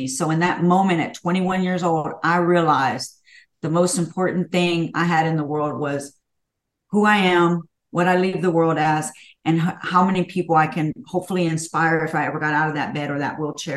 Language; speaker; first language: English; native; English